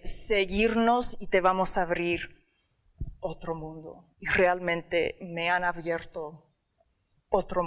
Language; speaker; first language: Spanish; early bilingual, heritage; English